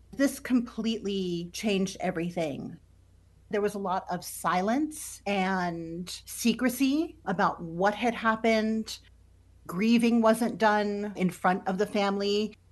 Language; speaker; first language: English; native; English